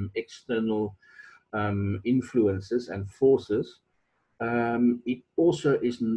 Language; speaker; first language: English; non-native, local second language; Afrikaans